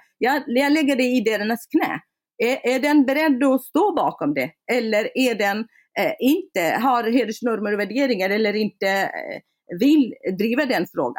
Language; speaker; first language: Swedish; non-native, fluent; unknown